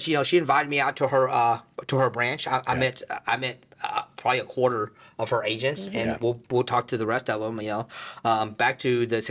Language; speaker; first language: English; native; English